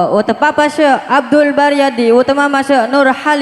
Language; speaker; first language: Chinese; non-native, learner; Indonesian